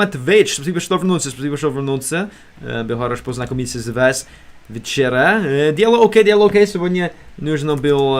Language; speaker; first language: Russian; non-native, learner; English